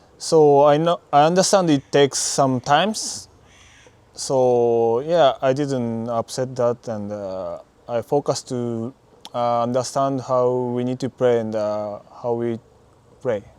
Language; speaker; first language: English; non-native, learner; Japanese